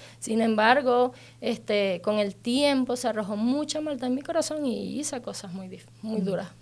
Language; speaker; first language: Spanish; native; Spanish